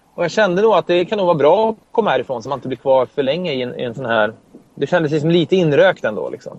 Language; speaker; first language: Swedish; native; Swedish